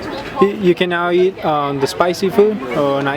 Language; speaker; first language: English; non-native, learner; Spanish